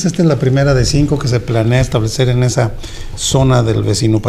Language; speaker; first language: Spanish; native; Spanish